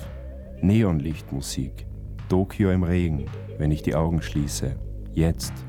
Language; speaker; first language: German; native; German